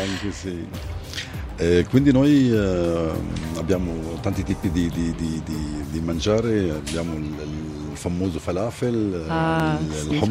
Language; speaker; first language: Italian; non-native, fluent; Arabic